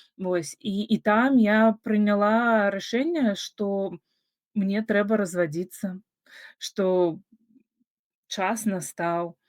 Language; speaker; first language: Belarusian; non-native, local second language; Russian